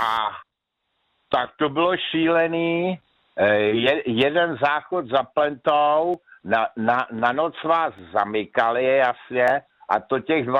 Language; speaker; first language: Czech; native; Czech